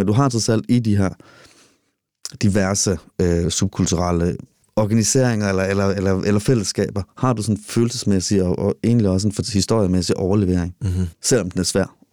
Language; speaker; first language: Danish; native; Danish